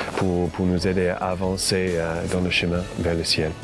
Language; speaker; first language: French; non-native, fluent; English